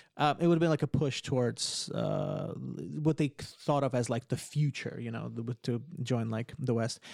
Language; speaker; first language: English; early bilingual, other home language; Ukrainian